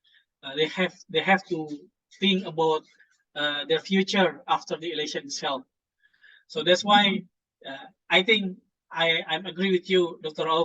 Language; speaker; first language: English; non-native, fluent; Indonesian